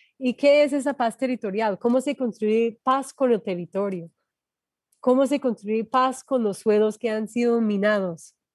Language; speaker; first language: Spanish; non-native, fluent; English